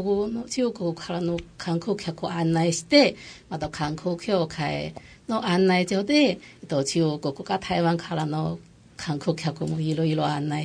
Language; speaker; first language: Japanese; non-native, local second language; Chinese